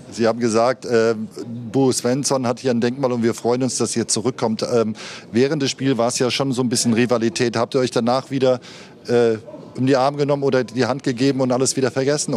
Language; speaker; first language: German; native; German